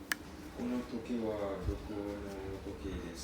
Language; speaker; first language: Japanese; non-native, learner; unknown